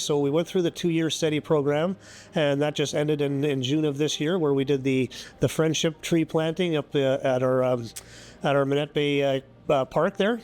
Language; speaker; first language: English; native; English